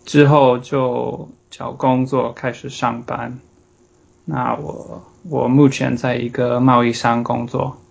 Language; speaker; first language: Chinese; non-native, fluent; English